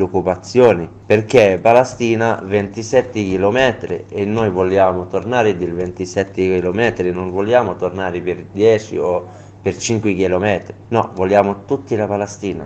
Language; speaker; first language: Italian; non-native, learner; Arabic